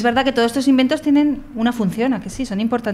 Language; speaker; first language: Spanish; native; Spanish